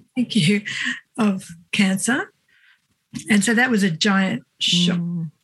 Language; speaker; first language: English; native; English